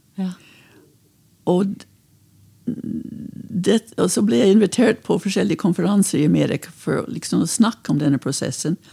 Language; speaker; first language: Norwegian; non-native, fluent; English